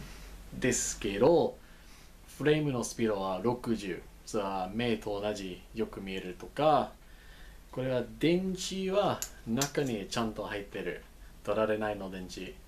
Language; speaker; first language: Japanese; non-native, learner; English